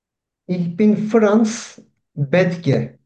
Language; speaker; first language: German; non-native, learner; Turkish